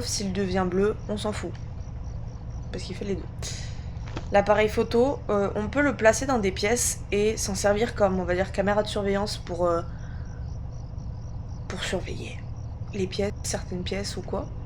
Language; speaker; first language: French; native; French